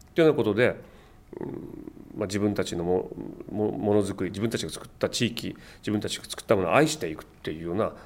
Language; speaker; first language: Japanese; native; Japanese